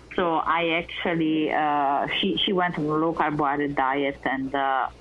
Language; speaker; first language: English; non-native, fluent; Italian